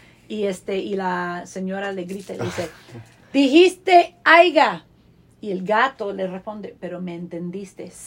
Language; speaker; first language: Spanish; non-native, fluent; English